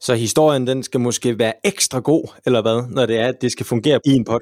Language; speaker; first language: Danish; native; Danish